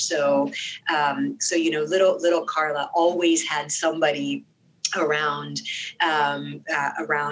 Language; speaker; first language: English; non-native, fluent; Arabic